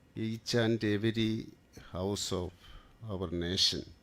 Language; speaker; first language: English; non-native, local second language; Malayalam